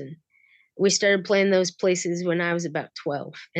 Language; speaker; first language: English; native; English